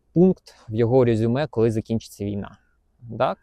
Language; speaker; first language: Ukrainian; native; Ukrainian